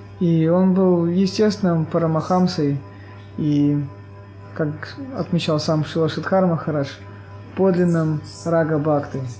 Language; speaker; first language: Russian; native; Russian